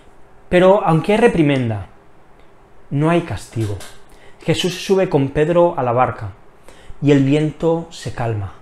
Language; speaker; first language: Spanish; native; Spanish